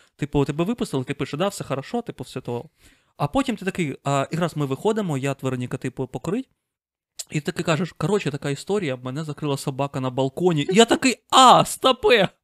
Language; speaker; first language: Ukrainian; non-native, local second language; Russian